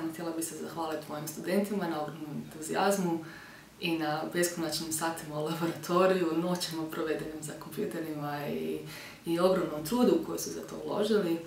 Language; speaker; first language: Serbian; early bilingual, heritage; Croatian